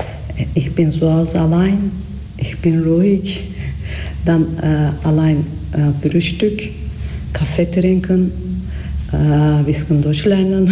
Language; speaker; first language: German; non-native, learner; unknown